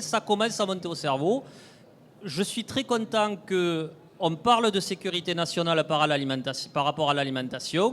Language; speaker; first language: French; native; French